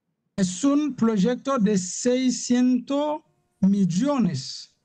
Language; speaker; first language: Spanish; non-native, fluent; Haitian Creole